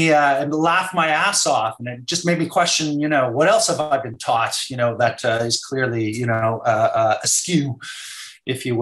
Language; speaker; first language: English; native; English